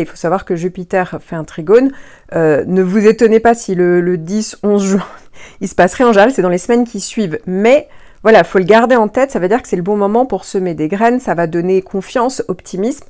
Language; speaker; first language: French; native; French